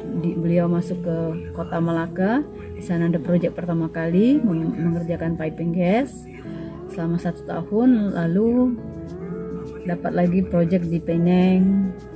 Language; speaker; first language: Indonesian; native; Indonesian